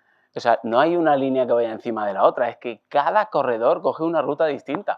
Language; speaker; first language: Spanish; native; Spanish